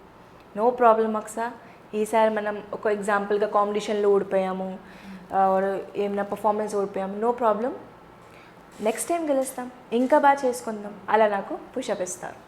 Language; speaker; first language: Telugu; non-native, fluent; Hindi